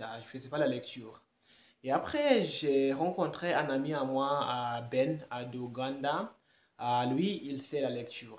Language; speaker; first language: French; non-native, fluent; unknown